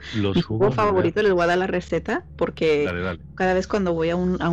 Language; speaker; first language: Spanish; native; Spanish